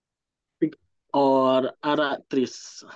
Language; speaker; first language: English; non-native, learner; Indonesian